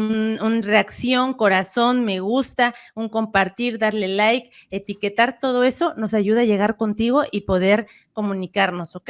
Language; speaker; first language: Spanish; native; Spanish